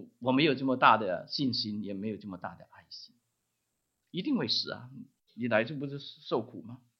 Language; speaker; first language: Chinese; non-native, local second language; Cantonese